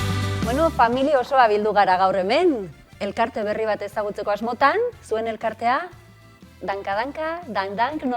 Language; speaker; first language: Basque; native; Basque